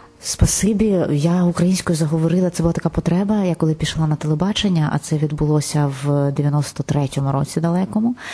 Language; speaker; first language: Ukrainian; non-native, local second language; Russian